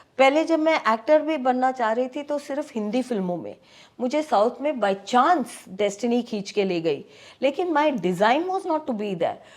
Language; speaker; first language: Hindi; non-native, local second language; Tamil